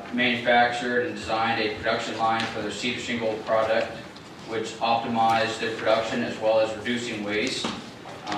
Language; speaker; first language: English; native; English